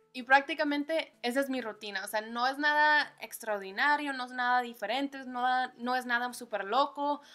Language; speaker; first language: Spanish; early bilingual, heritage; Spanish